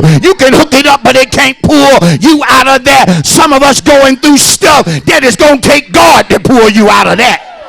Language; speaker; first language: English; native; English